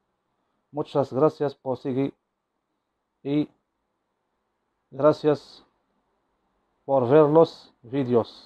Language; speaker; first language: Spanish; non-native, learner; Arabic